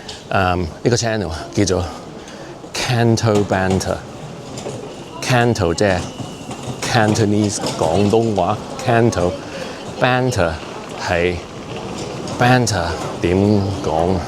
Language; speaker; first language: Cantonese; early bilingual, heritage; Cantonese